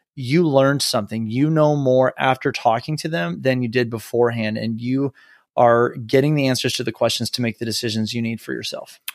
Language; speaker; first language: English; native; English